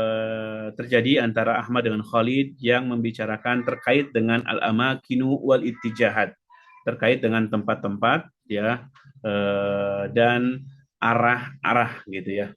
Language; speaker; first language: Indonesian; native; Indonesian